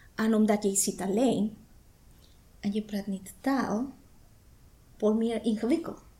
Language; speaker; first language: Dutch; non-native, fluent; Spanish